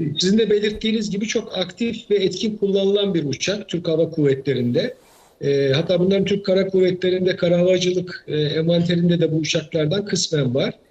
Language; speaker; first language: Turkish; native; Turkish